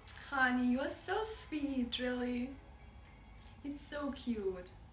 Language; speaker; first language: English; non-native, learner; Russian